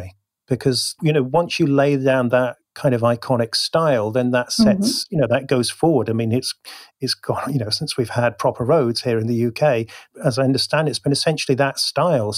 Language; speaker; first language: English; native; English